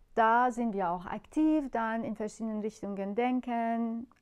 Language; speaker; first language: German; non-native, fluent; Persian